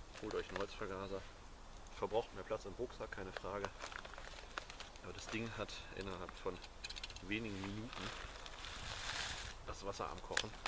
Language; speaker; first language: German; native; German